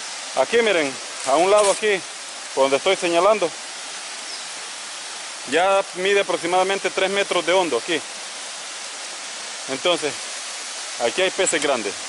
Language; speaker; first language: Spanish; native; Spanish